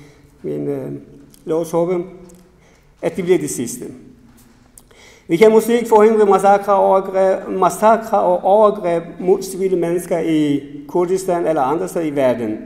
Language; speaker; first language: Danish; non-native, fluent; Kurdish